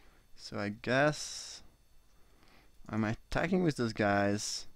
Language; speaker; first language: English; non-native, fluent; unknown